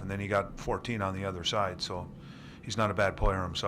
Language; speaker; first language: English; native; English